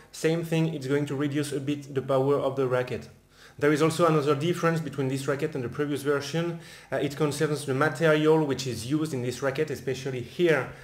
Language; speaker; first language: English; non-native, fluent; French